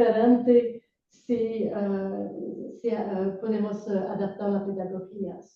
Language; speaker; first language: Spanish; non-native, learner; French